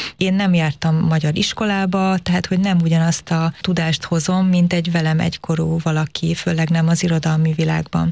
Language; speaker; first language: Hungarian; early bilingual, heritage; English